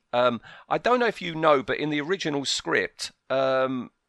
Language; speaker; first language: English; native; English